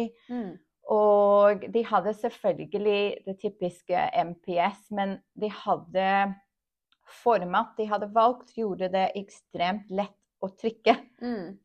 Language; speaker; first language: Norwegian; non-native, fluent; English